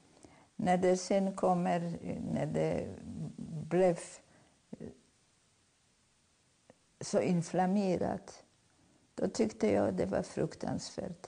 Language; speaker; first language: Swedish; non-native, fluent; Polish